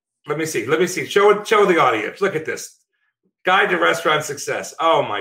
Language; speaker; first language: English; native; English